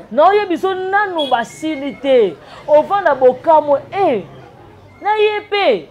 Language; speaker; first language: Lingala; native; Lingala